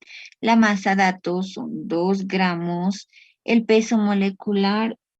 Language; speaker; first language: Spanish; native; Spanish